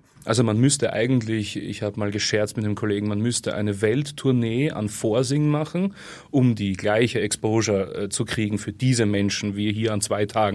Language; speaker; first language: German; native; German